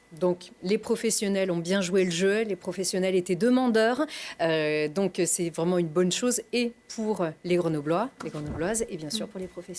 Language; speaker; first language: French; native; French